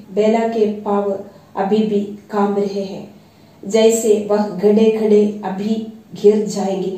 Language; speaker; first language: Hindi; non-native, local second language; Malayalam